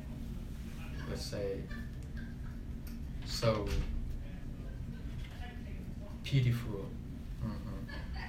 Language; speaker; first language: English; non-native, learner; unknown